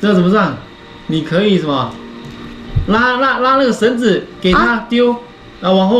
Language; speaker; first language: Chinese; native; Chinese